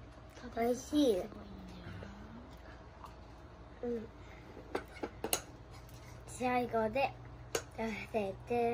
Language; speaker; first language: Japanese; non-native, learner; Filipino